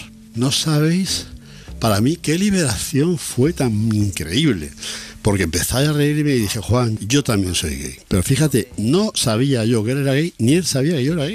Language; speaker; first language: Spanish; native; Spanish